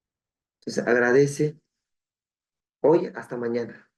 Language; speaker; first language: Spanish; non-native, local second language; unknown